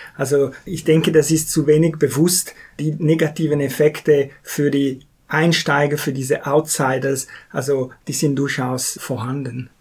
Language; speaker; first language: German; non-native, local second language; Italian